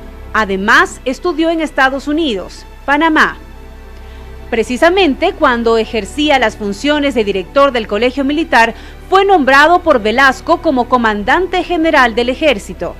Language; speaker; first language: Spanish; native; Spanish